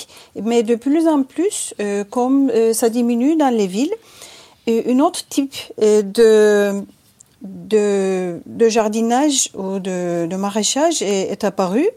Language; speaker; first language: French; non-native, fluent; Turkish